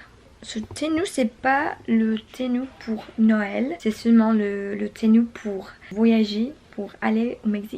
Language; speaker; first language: French; non-native, learner; English